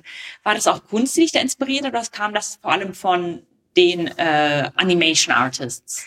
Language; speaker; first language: German; native; German